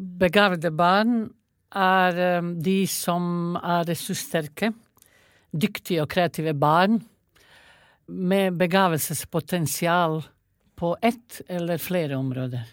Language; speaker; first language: Norwegian; non-native, fluent; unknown